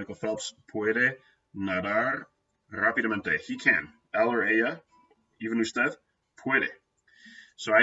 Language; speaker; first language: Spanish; non-native, fluent; English